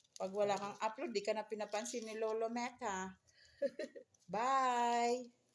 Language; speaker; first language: Filipino; non-native, local second language; Bikol